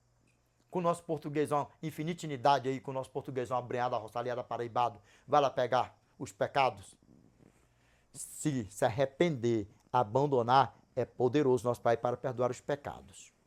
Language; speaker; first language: Portuguese; native; Portuguese